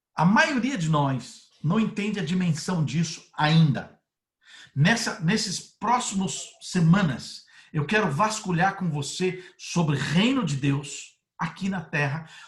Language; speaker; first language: Portuguese; native; Portuguese